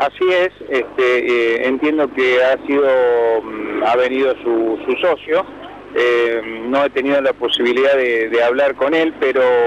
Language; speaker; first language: Spanish; native; Spanish